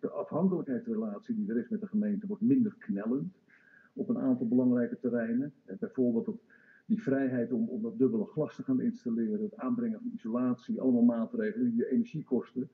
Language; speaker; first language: Dutch; native; Dutch